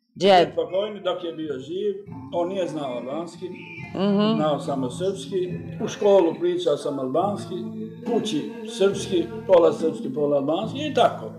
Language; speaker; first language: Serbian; early bilingual, heritage; Serbian